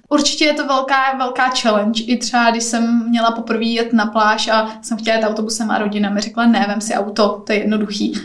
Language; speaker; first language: Czech; native; Czech